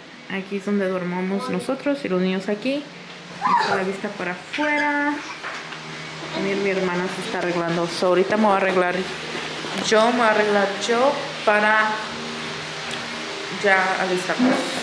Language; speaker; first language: Spanish; early bilingual, heritage; Spanish